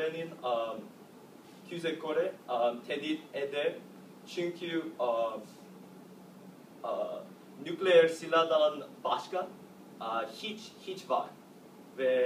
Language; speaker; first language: Turkish; non-native, learner; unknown